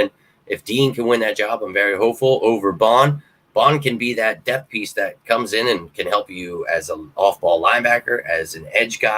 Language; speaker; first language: English; native; English